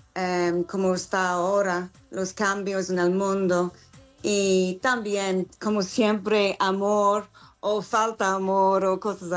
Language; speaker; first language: Spanish; non-native, fluent; English